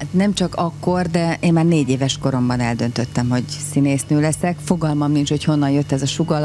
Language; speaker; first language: Hungarian; native; Hungarian